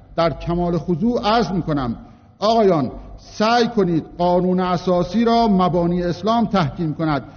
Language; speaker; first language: Persian; non-native, local second language; Azerbaijani